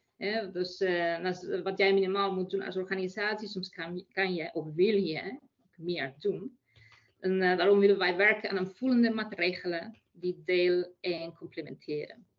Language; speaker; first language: Dutch; non-native, fluent; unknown